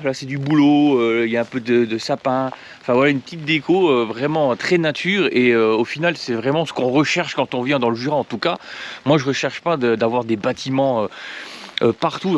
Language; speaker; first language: French; native; French